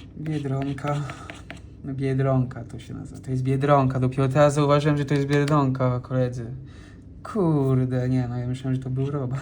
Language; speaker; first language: Polish; non-native, fluent; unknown